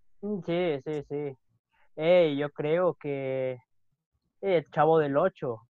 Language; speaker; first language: Portuguese; non-native, learner; Spanish